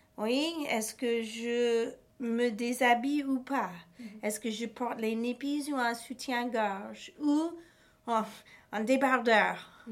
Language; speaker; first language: French; non-native, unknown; English